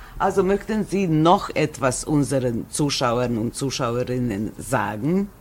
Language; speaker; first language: German; non-native, local second language; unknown